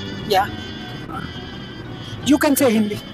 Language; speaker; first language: English; non-native, learner; Hindi